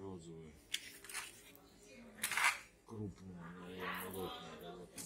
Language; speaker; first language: Russian; native; Russian